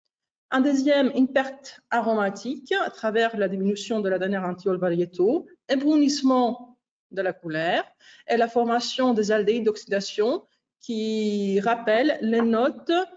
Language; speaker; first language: French; non-native, fluent; Greek